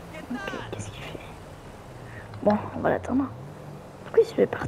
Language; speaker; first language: French; native; French